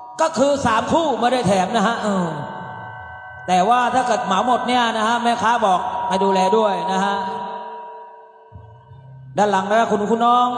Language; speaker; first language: Thai; native; Thai